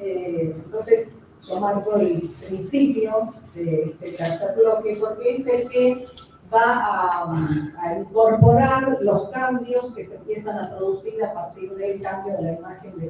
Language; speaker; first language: Spanish; native; Spanish